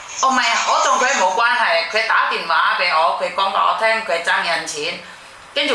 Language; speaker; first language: Cantonese; non-native, fluent; Indonesian